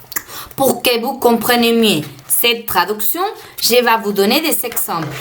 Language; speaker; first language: French; non-native, fluent; Spanish